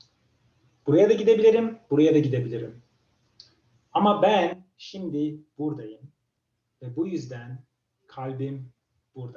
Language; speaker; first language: Turkish; non-native, fluent; English